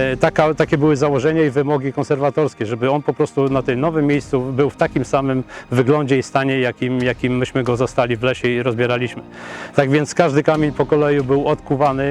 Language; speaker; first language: Polish; native; Polish